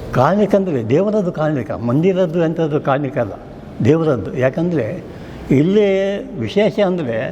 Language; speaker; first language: Kannada; non-native, local second language; Konkani